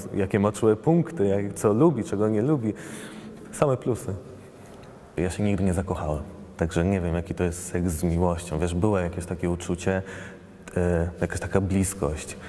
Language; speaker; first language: Polish; non-native, fluent; Italian